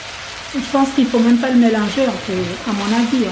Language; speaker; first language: French; native; French